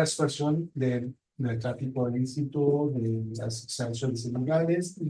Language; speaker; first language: Spanish; non-native, fluent; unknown